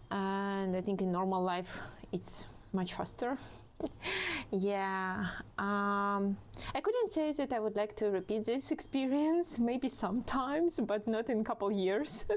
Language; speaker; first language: English; non-native, fluent; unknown